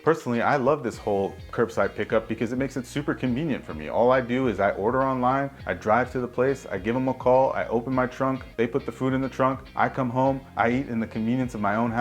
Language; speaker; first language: English; native; English